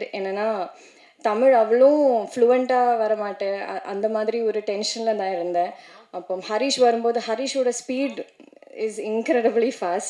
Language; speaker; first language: Tamil; non-native, learner; Malayalam